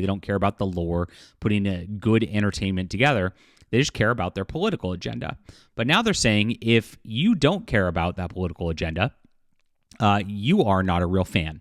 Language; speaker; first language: English; native; English